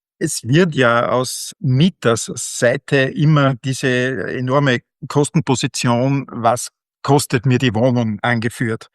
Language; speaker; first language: German; native; German